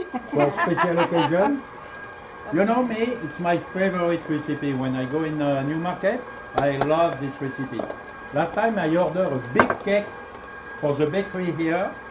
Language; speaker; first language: English; non-native, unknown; French